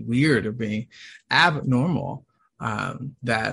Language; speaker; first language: English; native; English